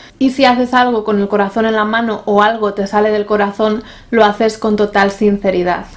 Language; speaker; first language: Spanish; native; Spanish